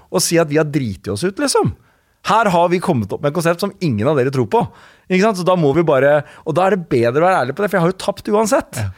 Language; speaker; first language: Norwegian; native; Norwegian